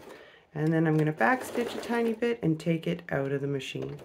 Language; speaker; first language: English; native; English